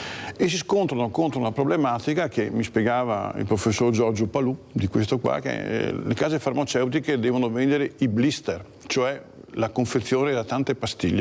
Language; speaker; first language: Italian; native; Italian